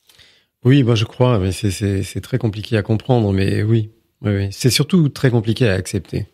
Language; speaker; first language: French; native; French